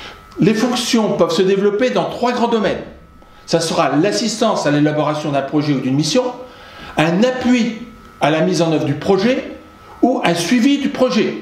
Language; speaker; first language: French; native; French